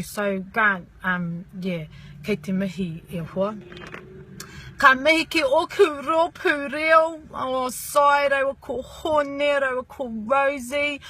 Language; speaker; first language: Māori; non-native, learner; English